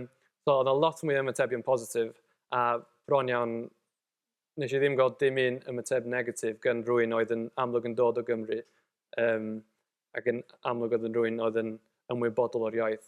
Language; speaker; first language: Welsh; native; Welsh